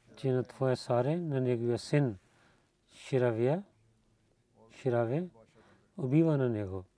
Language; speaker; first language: Bulgarian; non-native, learner; Urdu